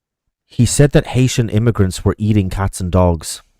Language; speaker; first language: English; native; English